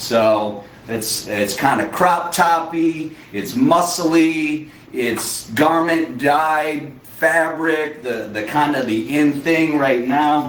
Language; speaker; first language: English; native; English